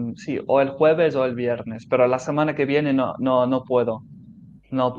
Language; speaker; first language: Spanish; non-native, fluent; English